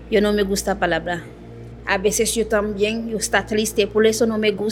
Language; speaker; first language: Spanish; non-native, learner; Haitian Creole